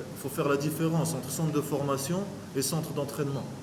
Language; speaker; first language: French; non-native, local second language; Arabic